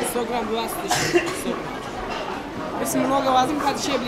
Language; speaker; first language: Russian; non-native, local second language; Uzbek